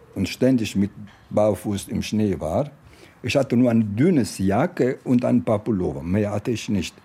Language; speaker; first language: German; non-native, fluent; Italian